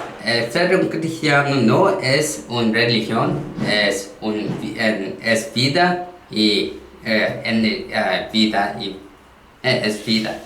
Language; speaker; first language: Spanish; non-native, learner; Korean